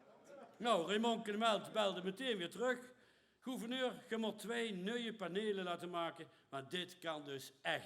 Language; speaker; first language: Dutch; native; Dutch